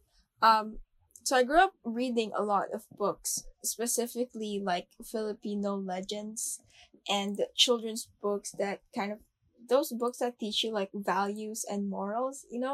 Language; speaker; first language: English; non-native, local second language; Filipino